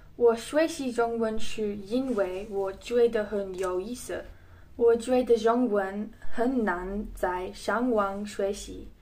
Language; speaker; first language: Chinese; non-native, learner; English